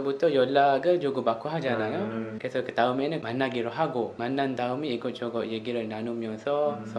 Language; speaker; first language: Korean; non-native, fluent; Malay